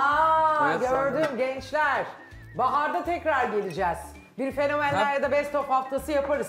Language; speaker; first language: Turkish; native; Turkish